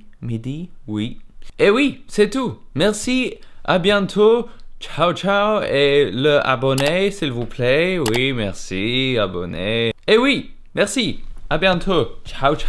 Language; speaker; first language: French; non-native, learner; English